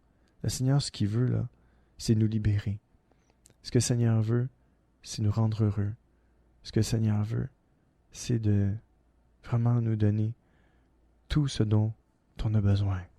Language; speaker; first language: French; native; French